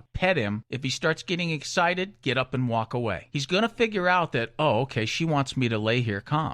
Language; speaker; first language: English; native; English